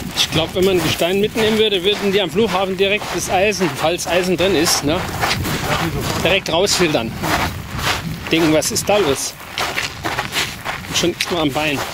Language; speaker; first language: German; native; German